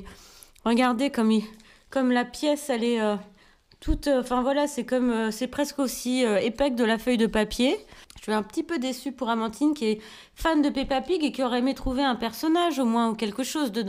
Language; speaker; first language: French; native; French